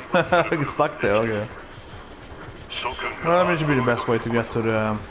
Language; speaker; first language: English; non-native, fluent; Swedish